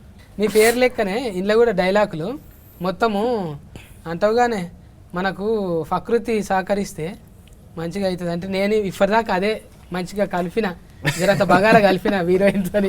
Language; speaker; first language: Telugu; native; Telugu